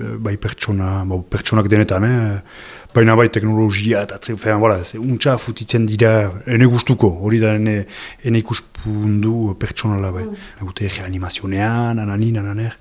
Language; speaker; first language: Basque; native; Basque